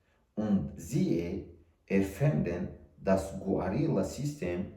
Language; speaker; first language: German; non-native, learner; Tajik